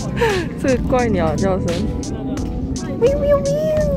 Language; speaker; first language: Chinese; native; Chinese